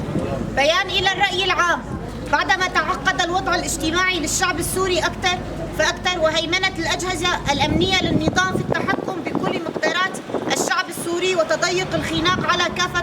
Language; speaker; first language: Arabic; non-native, local second language; Kurdish